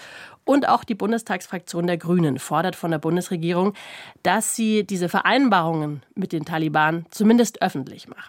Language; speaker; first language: German; native; German